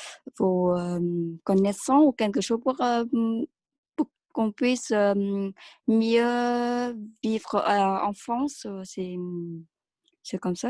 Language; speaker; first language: French; non-native, learner; Vietnamese